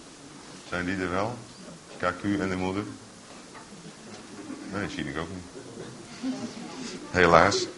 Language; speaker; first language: Dutch; native; Dutch